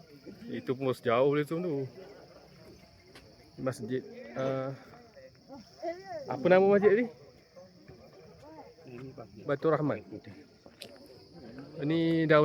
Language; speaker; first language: Malay; native; Malay